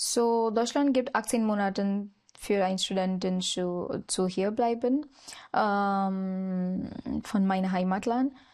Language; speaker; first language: German; non-native, learner; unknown